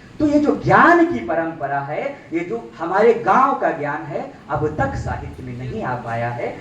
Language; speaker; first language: Hindi; native; Hindi